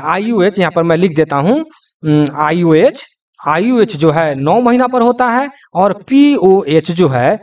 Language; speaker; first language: Hindi; native; Hindi